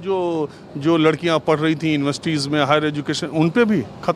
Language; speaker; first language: Hindi; native; Hindi